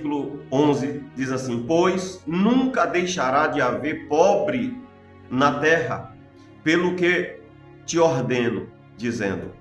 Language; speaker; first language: Portuguese; native; Portuguese